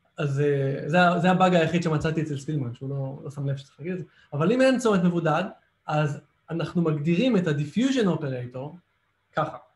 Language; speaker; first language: Hebrew; native; Hebrew